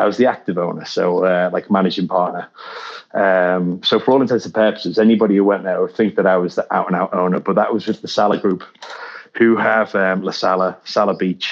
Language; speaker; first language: English; native; English